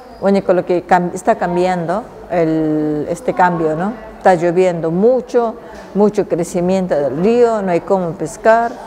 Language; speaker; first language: Spanish; non-native, local second language; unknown